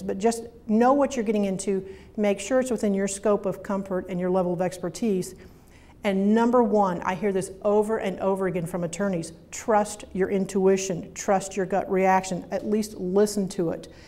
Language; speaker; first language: English; native; English